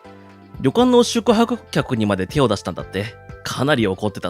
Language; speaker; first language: Japanese; native; Japanese